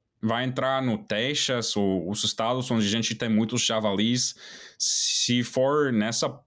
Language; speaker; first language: Portuguese; non-native, fluent; English